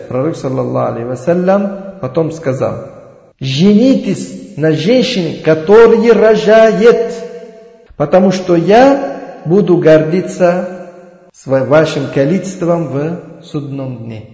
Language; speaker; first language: Russian; non-native, learner; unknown